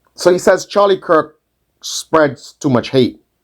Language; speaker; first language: English; native; English